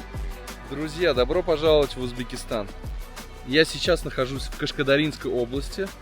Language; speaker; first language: Russian; native; Russian